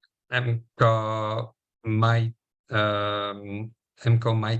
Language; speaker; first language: Vietnamese; non-native, learner; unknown